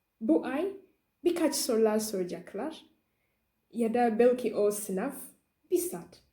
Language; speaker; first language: Turkish; non-native, learner; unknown